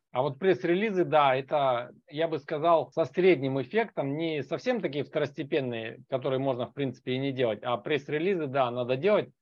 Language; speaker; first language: Russian; native; Russian